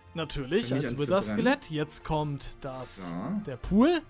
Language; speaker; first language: German; native; German